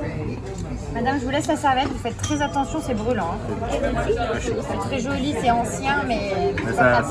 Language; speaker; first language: French; native; French